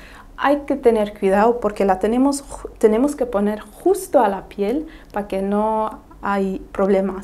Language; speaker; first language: Spanish; non-native, fluent; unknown